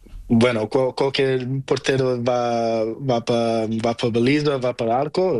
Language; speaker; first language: Spanish; non-native, learner; Portuguese